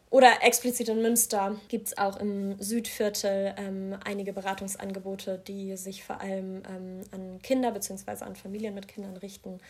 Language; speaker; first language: German; native; German